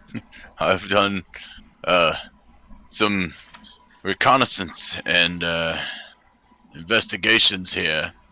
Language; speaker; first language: English; native; English